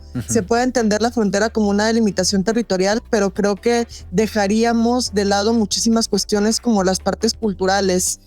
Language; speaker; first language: Spanish; native; Spanish